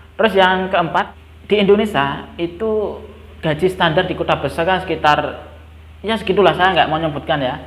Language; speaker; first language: Indonesian; non-native, local second language; Javanese